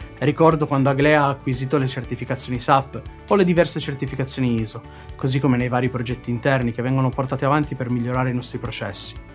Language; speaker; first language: Italian; native; Italian